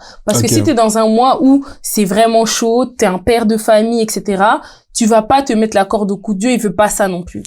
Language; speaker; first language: French; native; French